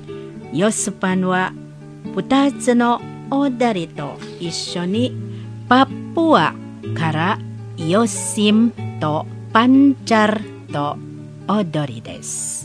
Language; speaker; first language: Japanese; non-native, learner; Indonesian